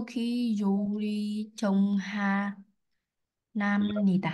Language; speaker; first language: Korean; non-native, learner; Vietnamese